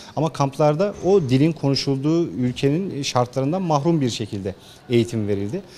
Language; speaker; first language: Turkish; native; Turkish